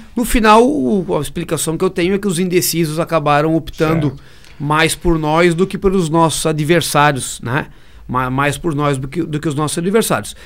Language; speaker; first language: Portuguese; native; Portuguese